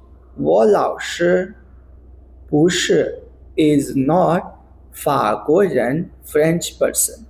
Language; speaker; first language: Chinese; non-native, fluent; Urdu